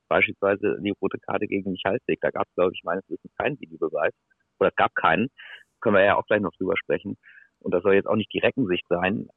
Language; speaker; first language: German; native; German